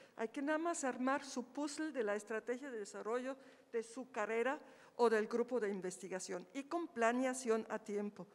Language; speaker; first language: Spanish; native; Spanish